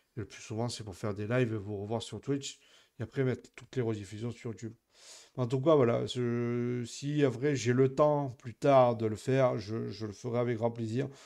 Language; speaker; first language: French; native; French